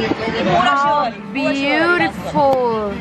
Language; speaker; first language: English; non-native, fluent; Indonesian